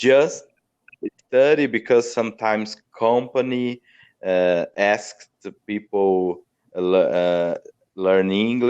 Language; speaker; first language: English; non-native, learner; Portuguese